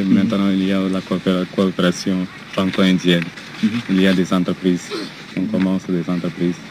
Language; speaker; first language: French; non-native, local second language; Telugu